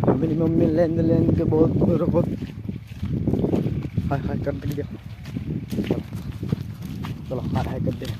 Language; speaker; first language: Hindi; non-native, local second language; Gujarati